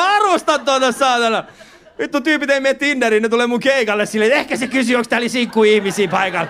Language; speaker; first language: Finnish; early bilingual, other home language; Persian